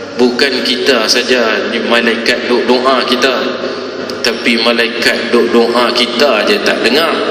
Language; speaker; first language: Malay; native; Malay